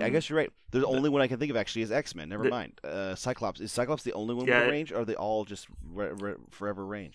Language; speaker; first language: English; native; English